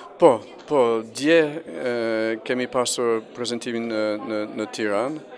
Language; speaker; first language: Albanian; non-native, fluent; English